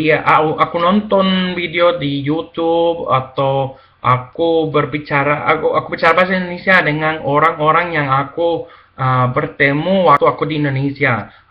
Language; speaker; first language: Indonesian; non-native, learner; Spanish